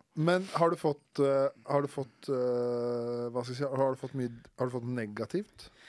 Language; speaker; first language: Norwegian; native; Norwegian